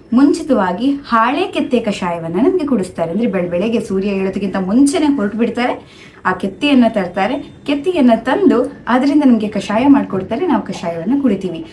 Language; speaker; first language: Kannada; non-native, local second language; Tulu